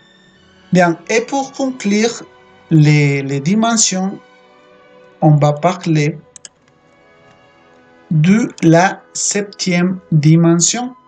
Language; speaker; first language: French; non-native, fluent; Spanish